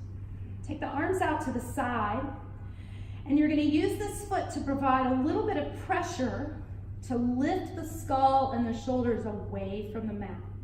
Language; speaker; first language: English; native; English